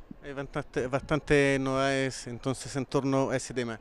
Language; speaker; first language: Spanish; native; Spanish